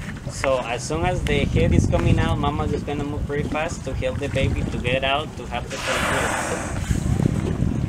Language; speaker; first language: English; non-native, fluent; Spanish